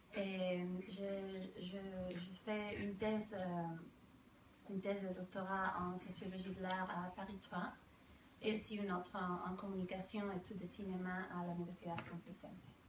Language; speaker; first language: French; non-native, fluent; Spanish